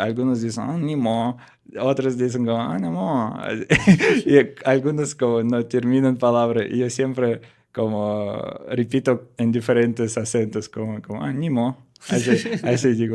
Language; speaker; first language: Spanish; non-native, learner; Russian